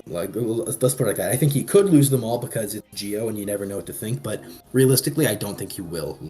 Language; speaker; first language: English; native; English